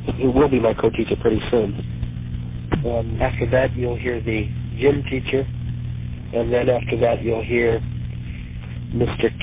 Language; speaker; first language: English; native; English